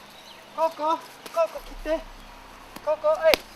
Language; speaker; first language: Japanese; non-native, learner; English